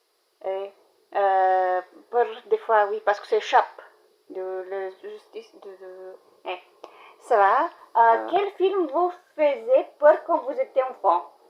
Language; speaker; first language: French; non-native, learner; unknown